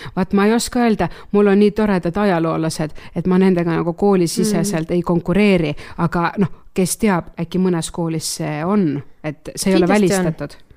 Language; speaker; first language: Estonian; non-native, local second language; Russian